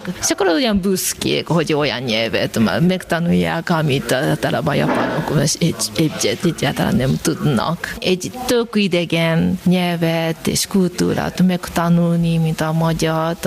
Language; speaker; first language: Hungarian; non-native, fluent; Japanese